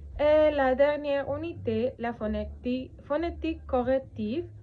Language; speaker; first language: French; non-native, learner; Spanish